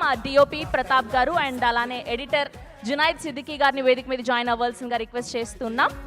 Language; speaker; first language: Telugu; native; Telugu